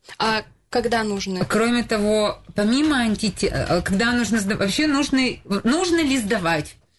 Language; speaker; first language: Russian; native; Russian